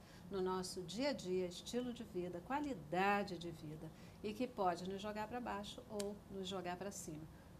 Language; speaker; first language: Portuguese; native; Portuguese